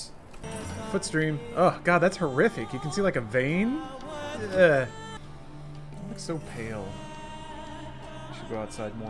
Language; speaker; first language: English; native; English